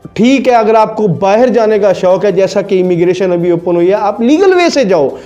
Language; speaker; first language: Urdu; non-native, local second language; Punjabi